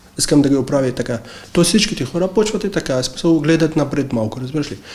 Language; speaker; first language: Bulgarian; non-native, learner; Arabic